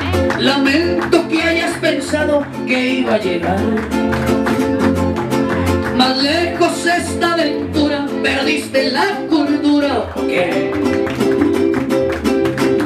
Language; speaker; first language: Spanish; native; Spanish